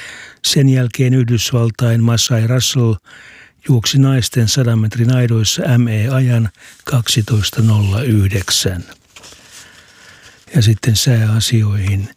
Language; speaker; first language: Finnish; native; Finnish